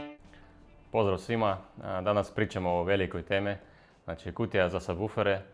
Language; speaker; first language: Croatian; non-native, fluent; Russian